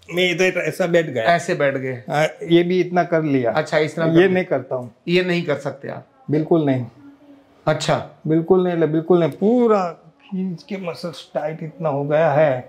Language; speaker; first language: Hindi; non-native, local second language; Gujarati